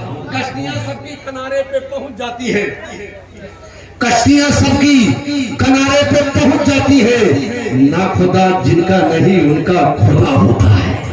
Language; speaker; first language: Hindi; native; Hindi